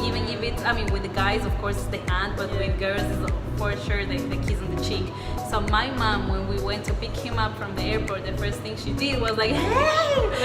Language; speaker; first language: English; non-native, fluent; Spanish